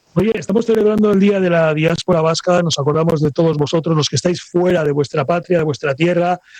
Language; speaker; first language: Spanish; native; Spanish